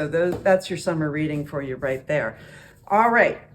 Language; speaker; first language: English; native; English